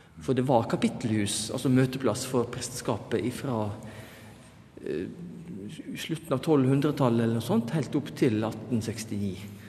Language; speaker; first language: Norwegian; native; Norwegian